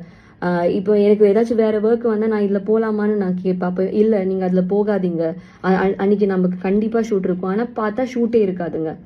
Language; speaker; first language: Tamil; non-native, local second language; Malayalam